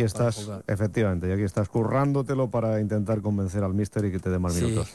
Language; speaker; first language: Spanish; native; Spanish